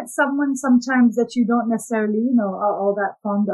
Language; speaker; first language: English; non-native, local second language; Urdu